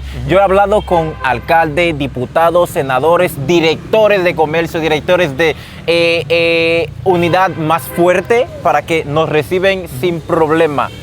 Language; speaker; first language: Spanish; non-native, fluent; Haitian Creole